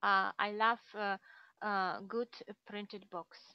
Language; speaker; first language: English; non-native, fluent; Russian